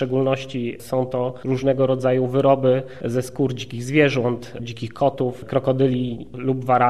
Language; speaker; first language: Polish; native; Polish